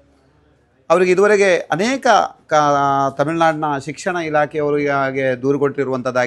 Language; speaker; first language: Kannada; native; Kannada